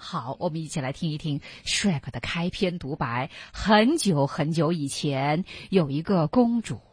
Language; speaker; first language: Chinese; native; Chinese